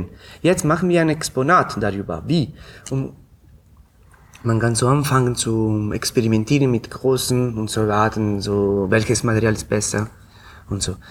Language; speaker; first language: German; non-native, fluent; Italian